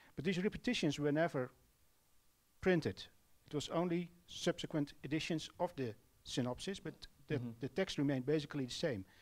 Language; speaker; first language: English; non-native, fluent; Dutch